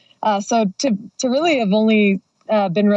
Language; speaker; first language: English; native; English